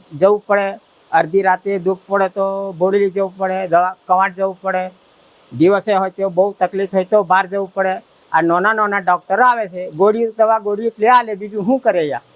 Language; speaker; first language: Gujarati; non-native, local second language; Rathawi